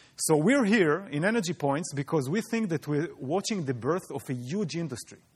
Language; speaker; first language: English; non-native, fluent; Hebrew